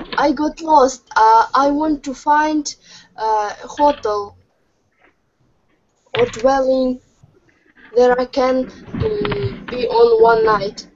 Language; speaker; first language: English; non-native, learner; Russian